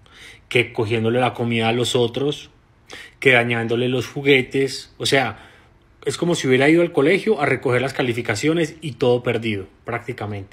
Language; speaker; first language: Spanish; native; Spanish